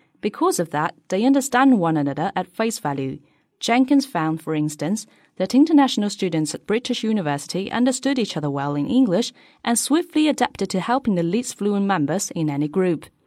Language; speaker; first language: English; non-native, fluent; Chinese